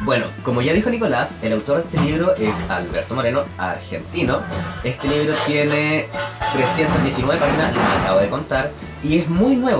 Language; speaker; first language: Spanish; native; Spanish